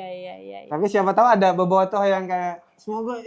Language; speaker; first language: Indonesian; native; Indonesian